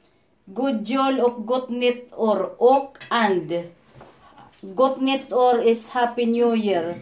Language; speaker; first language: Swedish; non-native, fluent; Filipino